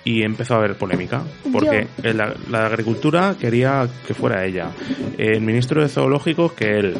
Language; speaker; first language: Spanish; native; Spanish